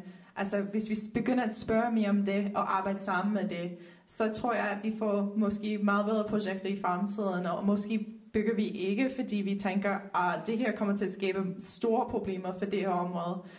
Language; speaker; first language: Danish; non-native, fluent; Dutch